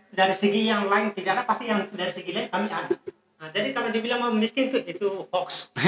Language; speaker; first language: Indonesian; non-native, fluent; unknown